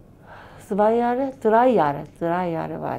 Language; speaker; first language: German; non-native, learner; Turkish